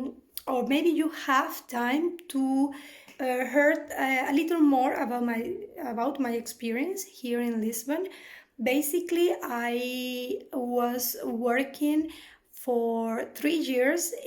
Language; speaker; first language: English; non-native, fluent; Spanish